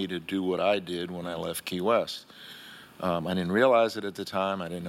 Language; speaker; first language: English; early bilingual, other home language; Spanish